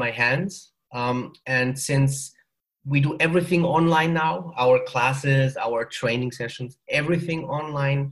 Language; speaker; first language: English; non-native, fluent; German